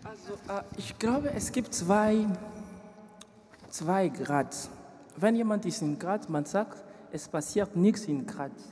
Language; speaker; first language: German; non-native, learner; French